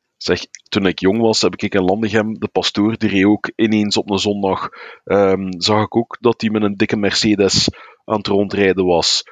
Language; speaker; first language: Dutch; native; Dutch